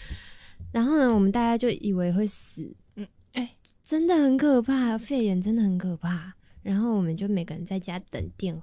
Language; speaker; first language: Chinese; native; Chinese